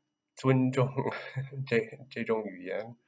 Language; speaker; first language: Chinese; non-native, learner; English